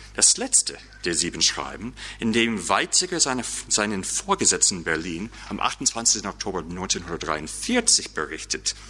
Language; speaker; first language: German; non-native, fluent; English